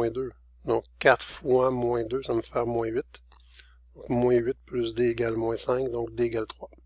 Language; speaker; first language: French; native; French